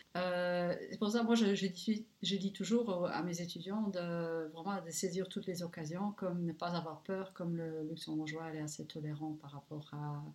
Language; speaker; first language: French; non-native, local second language; Luxembourgish